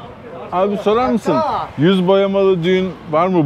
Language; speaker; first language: Turkish; native; Turkish